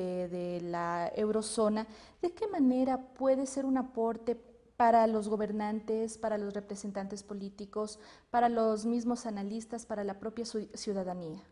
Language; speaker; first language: Spanish; native; Spanish